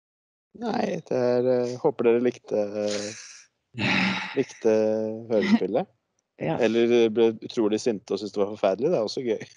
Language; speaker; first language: Norwegian; native; Norwegian